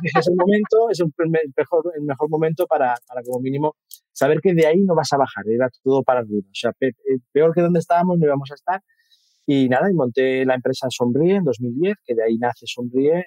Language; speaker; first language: Spanish; native; Spanish